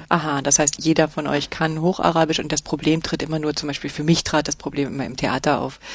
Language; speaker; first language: German; native; German